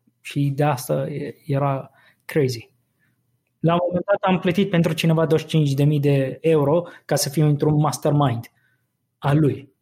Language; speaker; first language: Romanian; non-native, fluent; Arabic